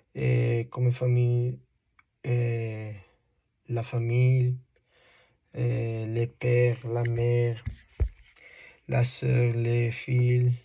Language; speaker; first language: French; non-native, learner; Spanish